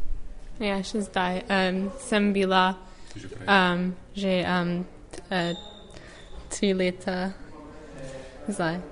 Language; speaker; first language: Slovenian; non-native, learner; French